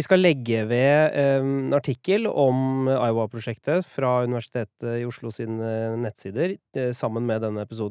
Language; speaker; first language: Norwegian; native; Norwegian